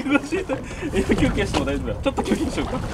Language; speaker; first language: Japanese; native; Japanese